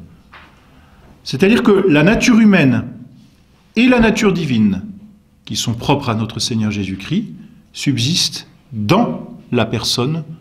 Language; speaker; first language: French; native; French